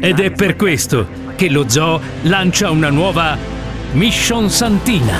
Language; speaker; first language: Italian; native; Italian